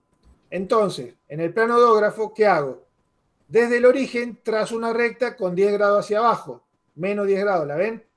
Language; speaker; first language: Spanish; native; Spanish